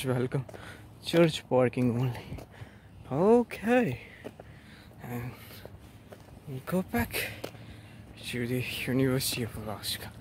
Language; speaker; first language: English; non-native, learner; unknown